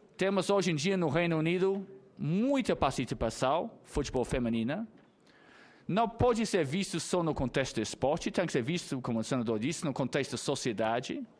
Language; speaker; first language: Portuguese; non-native, fluent; English